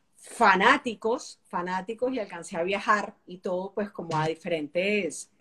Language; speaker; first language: Spanish; native; Spanish